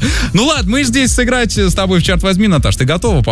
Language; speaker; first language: Russian; native; Russian